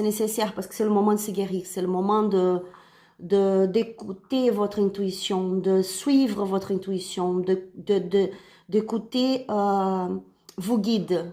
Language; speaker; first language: French; non-native, learner; Spanish